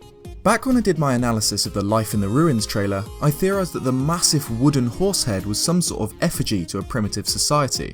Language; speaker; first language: English; native; English